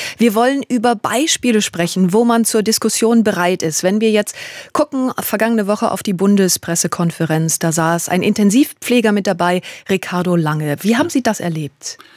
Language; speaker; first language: German; native; German